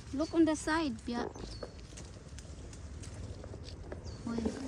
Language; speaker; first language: English; non-native, learner; Filipino